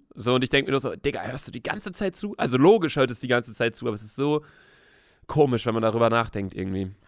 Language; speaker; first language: German; native; German